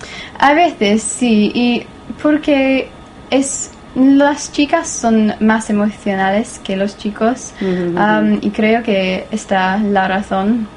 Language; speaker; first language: Spanish; non-native, learner; English